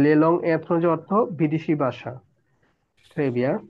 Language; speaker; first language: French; non-native, fluent; Bangla